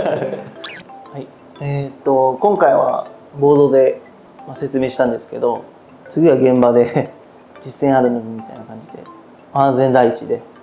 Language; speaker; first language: Japanese; native; Japanese